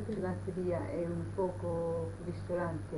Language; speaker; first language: Italian; early bilingual, heritage; Italian